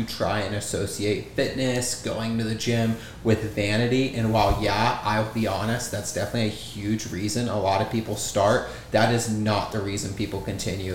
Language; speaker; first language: English; native; English